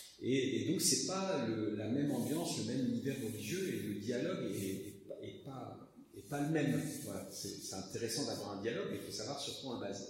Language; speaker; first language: French; native; French